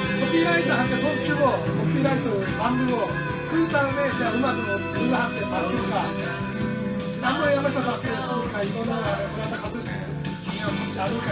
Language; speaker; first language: Korean; non-native, learner; Japanese